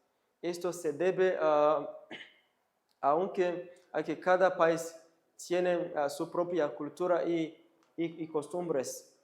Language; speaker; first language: Spanish; non-native, fluent; Kinyarwanda